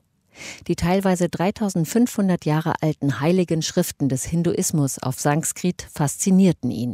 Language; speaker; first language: German; native; German